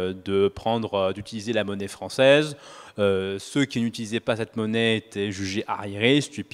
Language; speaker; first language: French; native; French